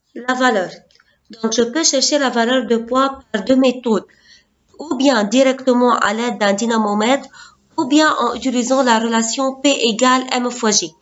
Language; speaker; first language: French; non-native, local second language; Arabic